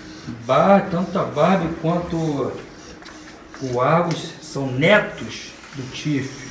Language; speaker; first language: Portuguese; native; Portuguese